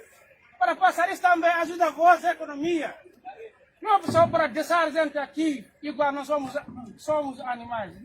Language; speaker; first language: Portuguese; non-native, learner; Haitian Creole